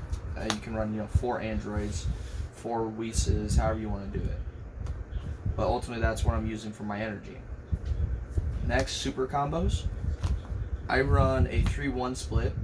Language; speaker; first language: English; native; English